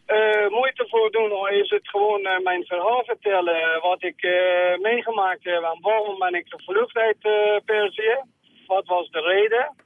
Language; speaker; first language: Dutch; non-native, fluent; Persian